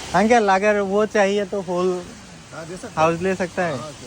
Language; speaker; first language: Hindi; non-native, learner; Bangla